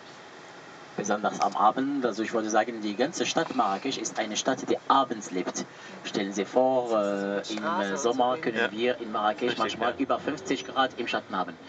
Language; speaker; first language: German; non-native, fluent; Arabic